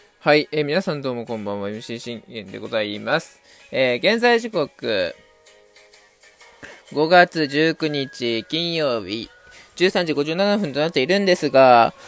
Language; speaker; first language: Japanese; native; Japanese